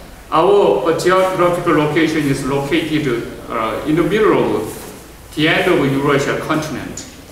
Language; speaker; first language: English; non-native, fluent; Korean